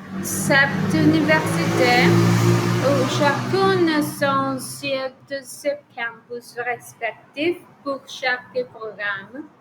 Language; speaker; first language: French; non-native, learner; Spanish